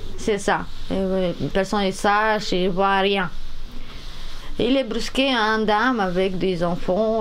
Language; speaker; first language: French; non-native, learner; Romanian